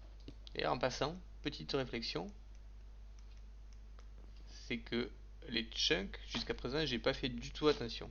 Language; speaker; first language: French; native; French